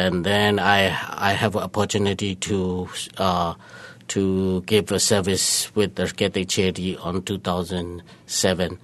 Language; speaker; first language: English; non-native, learner; Burmese